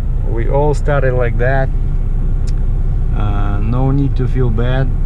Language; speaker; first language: English; non-native, fluent; Russian